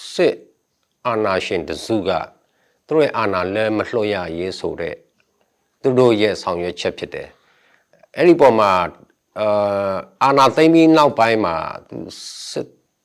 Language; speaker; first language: Burmese; non-native, local second language; S'gaw Karen